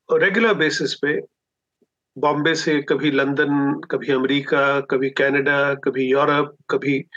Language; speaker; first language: Hindi; non-native, local second language; Punjabi